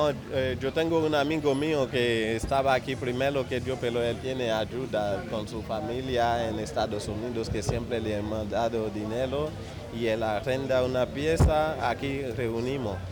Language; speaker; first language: Spanish; non-native, learner; Haitian Creole